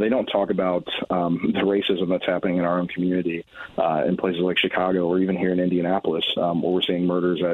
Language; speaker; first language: English; native; English